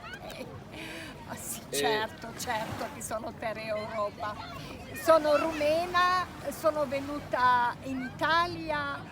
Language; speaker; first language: Italian; non-native, fluent; Romanian